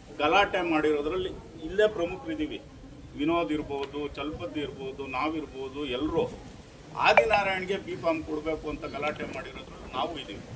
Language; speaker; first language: Kannada; native; Kannada